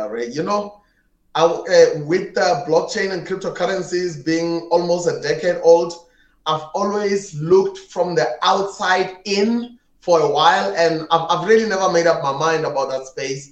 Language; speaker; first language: English; non-native, local second language; Tswana